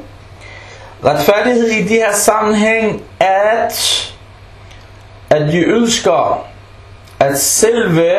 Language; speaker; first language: Danish; non-native, local second language; Arabic